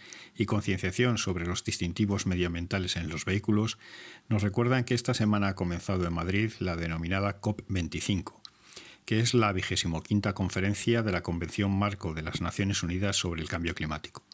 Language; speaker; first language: Spanish; native; Spanish